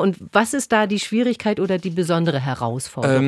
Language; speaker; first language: German; native; German